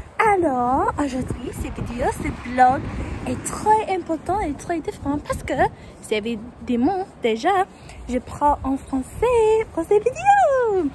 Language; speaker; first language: French; non-native, learner; English